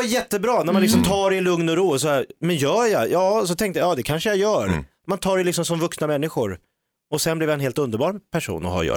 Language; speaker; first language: Swedish; native; Swedish